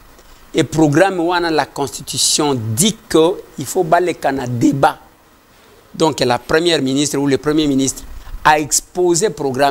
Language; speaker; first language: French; non-native, local second language; Lingala